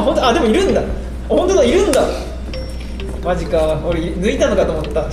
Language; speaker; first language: Japanese; native; Japanese